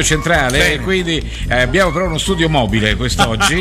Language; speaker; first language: Italian; native; Italian